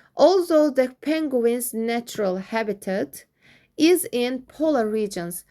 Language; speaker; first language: English; non-native, fluent; Azerbaijani